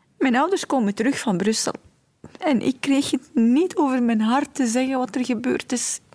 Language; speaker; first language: Dutch; early bilingual, other home language; Arabic